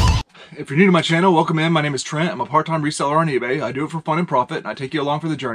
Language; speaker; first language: English; native; English